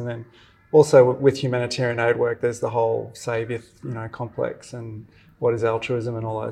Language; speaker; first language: English; native; English